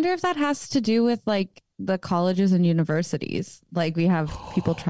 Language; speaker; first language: English; native; English